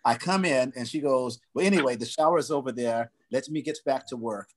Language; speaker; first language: English; native; English